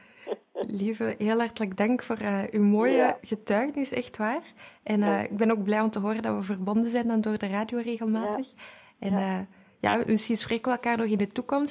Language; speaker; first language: Dutch; native; Dutch